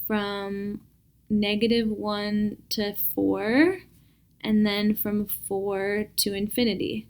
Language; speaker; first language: English; native; English